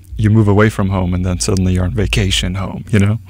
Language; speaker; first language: English; non-native, fluent; Norwegian